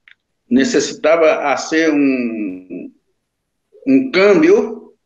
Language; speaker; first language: Spanish; non-native, learner; Portuguese